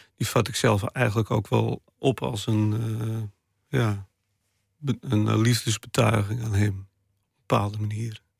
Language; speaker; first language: Dutch; non-native, local second language; Western Frisian